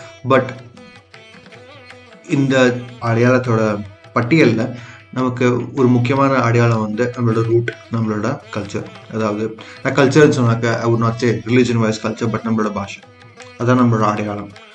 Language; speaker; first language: Tamil; early bilingual, other home language; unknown